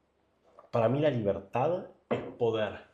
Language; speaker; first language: Spanish; native; Spanish